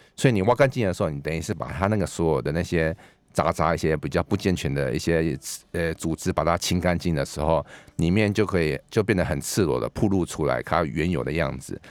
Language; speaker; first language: Chinese; native; Chinese